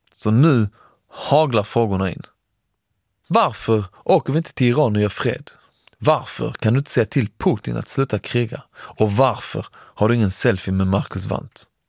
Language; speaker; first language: Swedish; early bilingual, other home language; Persian